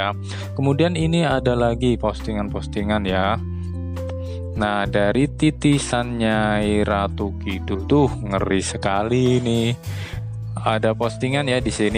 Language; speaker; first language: Indonesian; native; Indonesian